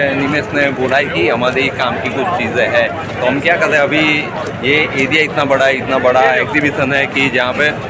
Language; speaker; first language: Hindi; non-native, local second language; Gujarati